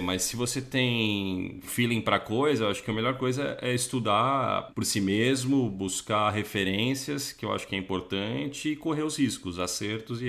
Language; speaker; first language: Portuguese; native; Portuguese